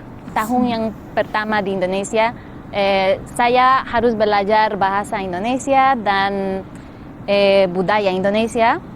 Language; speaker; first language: Indonesian; non-native, fluent; Spanish